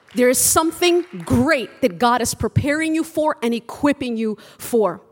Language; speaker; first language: English; early bilingual, other home language; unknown